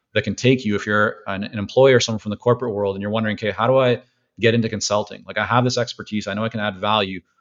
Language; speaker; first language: English; native; English